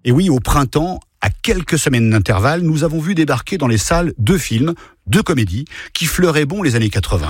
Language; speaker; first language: French; native; French